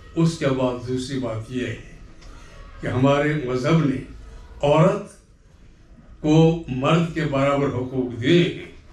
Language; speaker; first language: Urdu; non-native, local second language; Kashmiri